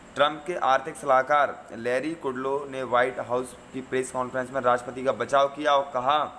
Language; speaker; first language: Hindi; native; Hindi